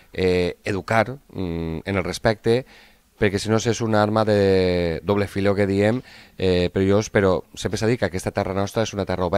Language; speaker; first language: Catalan; native; Catalan